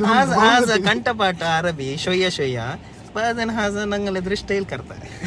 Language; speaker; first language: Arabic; non-native, learner; Urdu